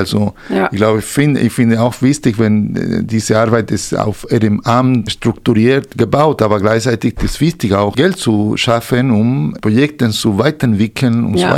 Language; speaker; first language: German; non-native, fluent; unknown